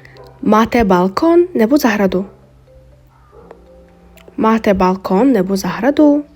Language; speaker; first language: Czech; non-native, learner; Mongolian